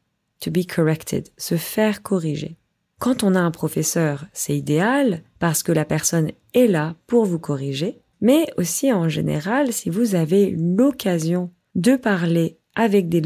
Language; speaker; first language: French; native; French